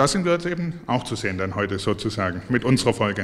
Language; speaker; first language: German; native; German